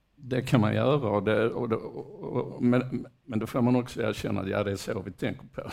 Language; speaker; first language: Swedish; native; Swedish